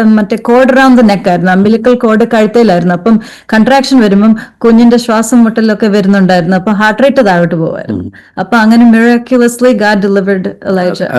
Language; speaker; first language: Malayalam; early bilingual, heritage; Malayalam